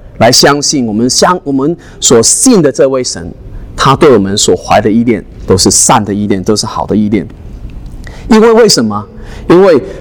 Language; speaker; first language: Chinese; non-native, local second language; Cantonese